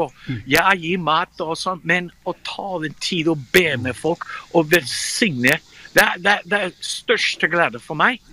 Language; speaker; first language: Norwegian; non-native, fluent; English